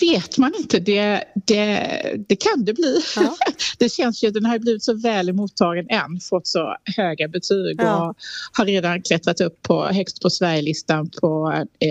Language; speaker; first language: Swedish; native; Swedish